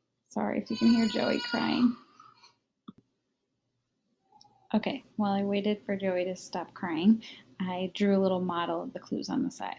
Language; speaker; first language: English; native; English